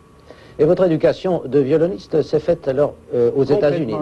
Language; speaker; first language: French; native; French